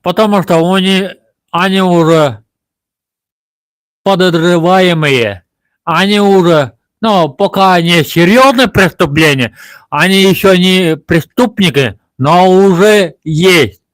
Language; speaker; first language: Russian; non-native, local second language; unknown